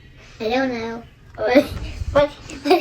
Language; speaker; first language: English; non-native, learner; Vietnamese